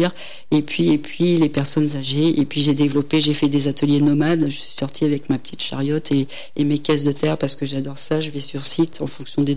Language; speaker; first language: French; native; French